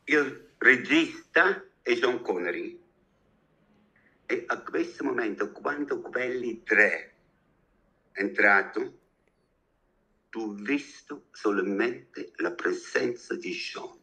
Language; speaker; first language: Italian; non-native, learner; German